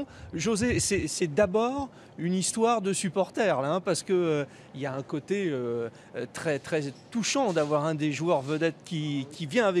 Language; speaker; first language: French; native; French